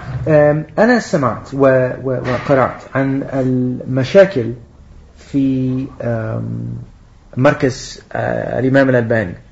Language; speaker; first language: Arabic; non-native, fluent; Dutch